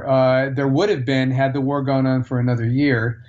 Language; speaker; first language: English; native; English